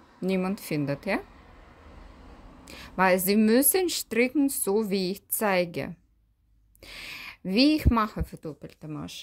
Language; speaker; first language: German; non-native, learner; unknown